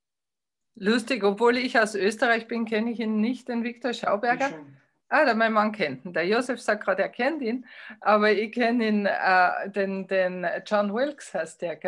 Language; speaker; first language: German; native; German